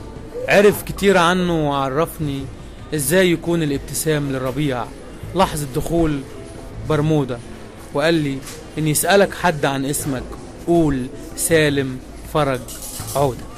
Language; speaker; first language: Arabic; native; Arabic